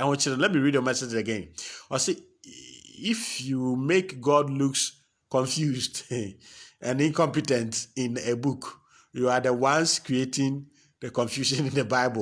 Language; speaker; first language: English; non-native, local second language; Akan